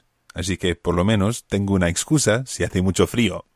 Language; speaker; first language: Spanish; non-native, fluent; English